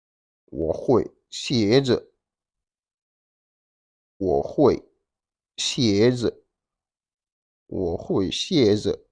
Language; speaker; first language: Chinese; non-native, fluent; Wolof